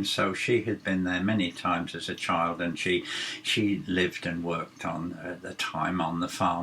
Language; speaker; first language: English; native; English